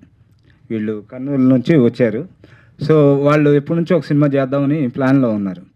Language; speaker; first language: Telugu; native; Telugu